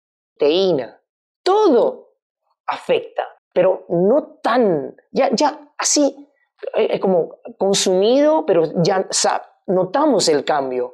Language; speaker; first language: Spanish; non-native, fluent; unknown